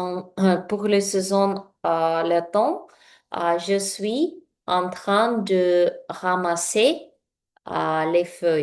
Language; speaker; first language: French; non-native, learner; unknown